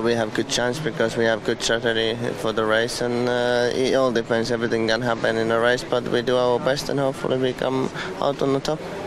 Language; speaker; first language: English; non-native, fluent; Finnish